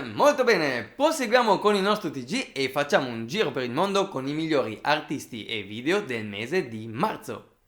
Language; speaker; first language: Italian; native; Italian